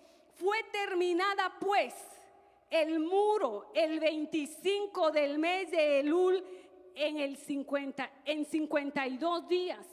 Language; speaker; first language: Spanish; native; Spanish